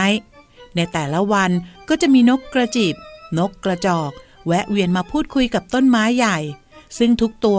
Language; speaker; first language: Thai; native; Thai